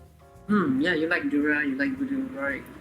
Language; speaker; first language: English; non-native, local second language; Malay